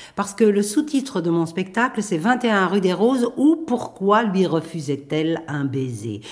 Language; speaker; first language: French; native; French